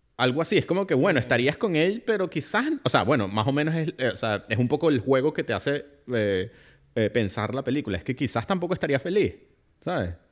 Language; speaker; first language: Spanish; native; Spanish